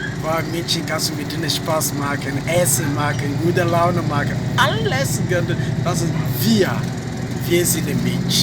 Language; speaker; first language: German; non-native, learner; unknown